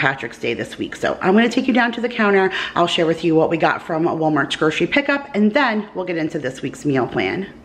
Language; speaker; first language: English; native; English